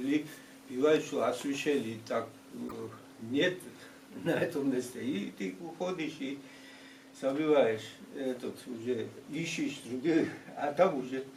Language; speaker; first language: Russian; non-native, fluent; Georgian